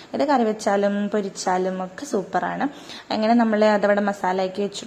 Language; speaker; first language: Malayalam; native; Malayalam